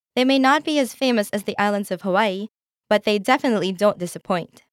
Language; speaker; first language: English; non-native, local second language; Filipino